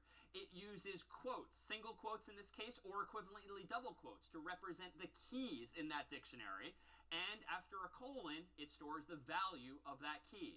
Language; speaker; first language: English; native; English